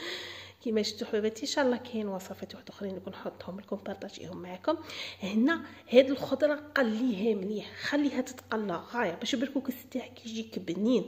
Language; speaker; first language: Arabic; native; Arabic